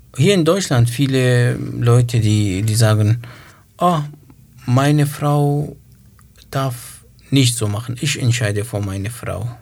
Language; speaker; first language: German; non-native, learner; Kurdish